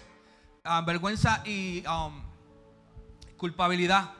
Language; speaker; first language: Spanish; early bilingual, heritage; Spanish